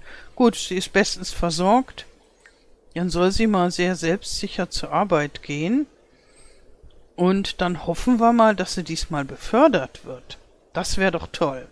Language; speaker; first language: German; native; German